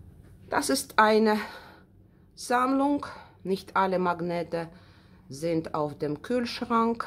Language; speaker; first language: German; non-native, fluent; Russian